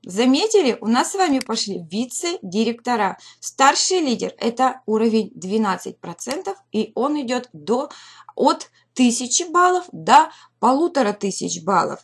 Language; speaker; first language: Russian; native; Russian